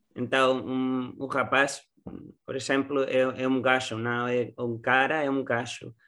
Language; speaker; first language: Portuguese; non-native, learner; Galician